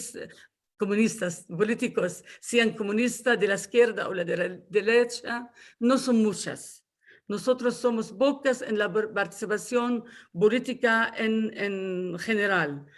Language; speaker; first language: Spanish; non-native, fluent; Arabic